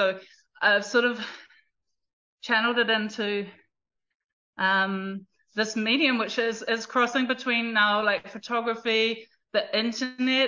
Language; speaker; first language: English; native; English